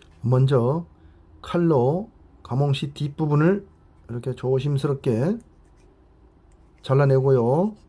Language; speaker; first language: Korean; native; Korean